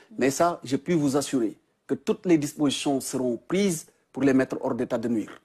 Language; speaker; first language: French; non-native, local second language; Wolof